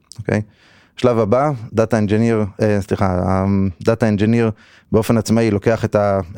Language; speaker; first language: Hebrew; native; Hebrew